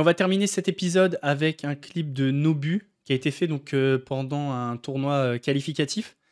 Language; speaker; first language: French; native; French